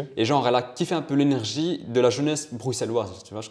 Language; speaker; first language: French; early bilingual, other home language; Italian